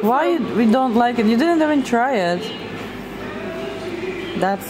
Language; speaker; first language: English; non-native, fluent; Turkish